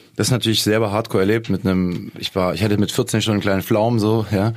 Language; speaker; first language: German; native; German